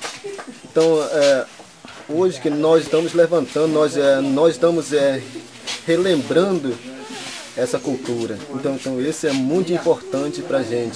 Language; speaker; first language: Portuguese; non-native, local second language; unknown